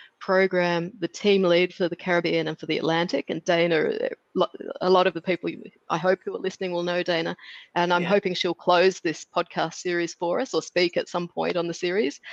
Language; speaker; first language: English; native; English